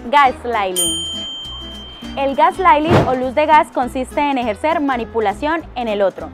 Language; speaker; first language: Spanish; native; Spanish